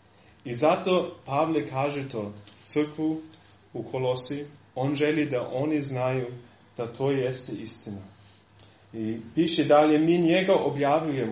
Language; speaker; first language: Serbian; non-native, fluent; German